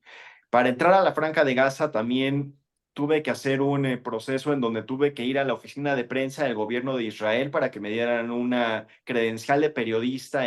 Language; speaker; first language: Spanish; native; Spanish